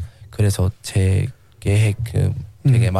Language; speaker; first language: Korean; non-native, learner; English